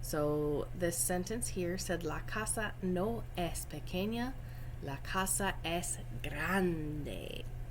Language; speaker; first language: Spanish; non-native, fluent; English